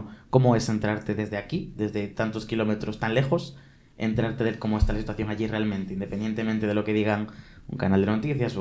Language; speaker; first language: Spanish; native; Spanish